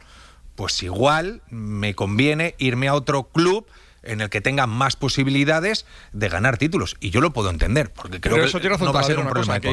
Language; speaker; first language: Spanish; native; Spanish